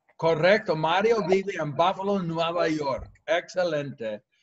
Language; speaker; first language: Spanish; non-native, fluent; English